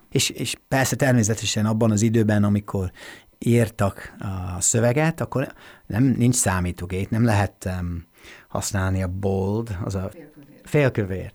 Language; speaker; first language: Hungarian; non-native, fluent; English